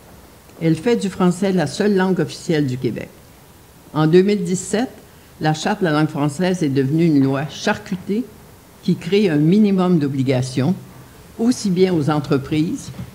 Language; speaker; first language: French; native; French